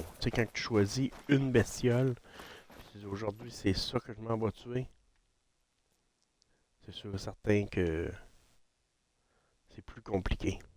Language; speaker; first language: French; native; French